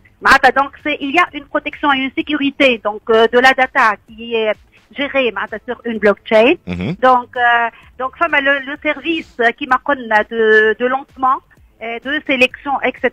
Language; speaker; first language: French; non-native, local second language; Arabic